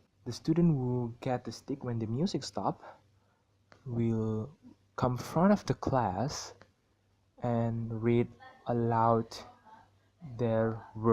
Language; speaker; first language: English; non-native, learner; Indonesian